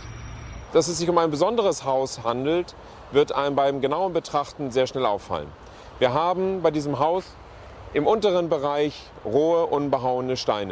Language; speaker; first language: German; native; German